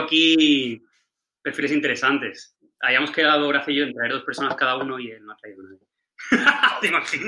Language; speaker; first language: Spanish; native; Spanish